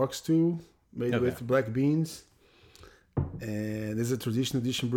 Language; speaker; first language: English; non-native, fluent; Portuguese